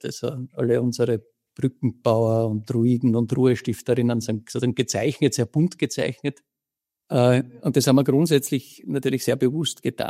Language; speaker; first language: German; native; German